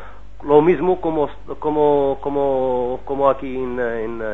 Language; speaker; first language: Spanish; non-native, learner; Arabic